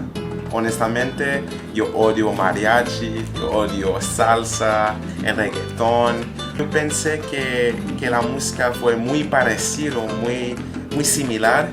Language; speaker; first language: Spanish; non-native, learner; French